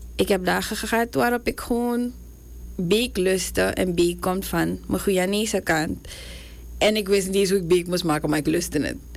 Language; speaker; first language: Dutch; native; Dutch